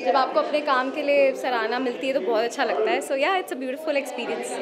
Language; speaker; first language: Hindi; native; Hindi